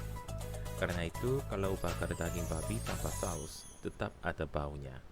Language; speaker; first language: Indonesian; non-native, fluent; Korean